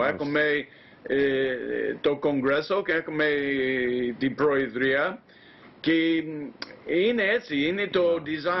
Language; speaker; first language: Greek; non-native, fluent; English